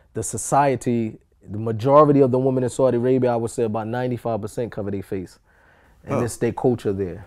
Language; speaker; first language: English; native; English